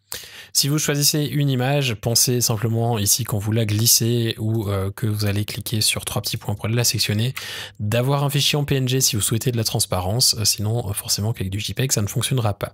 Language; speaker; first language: French; native; French